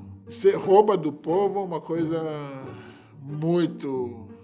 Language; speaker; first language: Portuguese; non-native, fluent; Hebrew